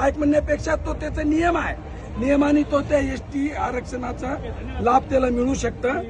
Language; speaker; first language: Marathi; non-native, local second language; Lambadi